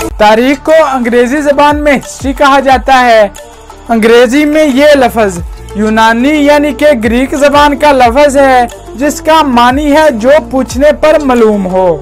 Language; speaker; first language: Urdu; native; Urdu